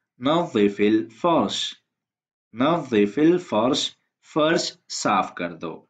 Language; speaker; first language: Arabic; non-native, fluent; Urdu